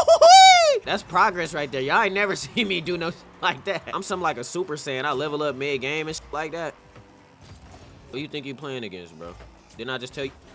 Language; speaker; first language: English; native; English